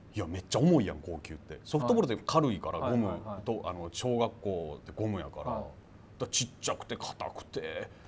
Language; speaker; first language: Japanese; native; Japanese